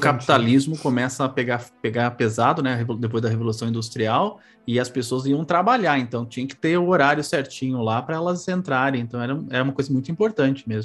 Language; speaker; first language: Portuguese; native; Portuguese